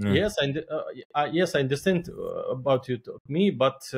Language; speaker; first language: English; non-native, learner; Belarusian